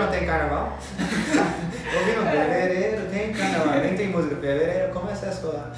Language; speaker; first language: Portuguese; non-native, fluent; English